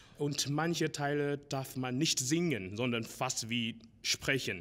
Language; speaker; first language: German; non-native, learner; Chinese